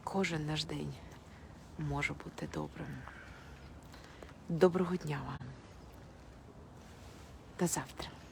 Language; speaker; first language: Ukrainian; non-native, local second language; Russian